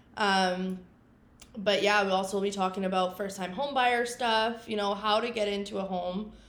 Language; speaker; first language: English; native; English